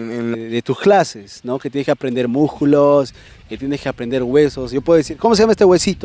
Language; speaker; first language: Spanish; native; Spanish